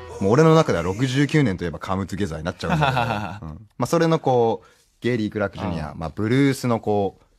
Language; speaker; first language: Japanese; native; Japanese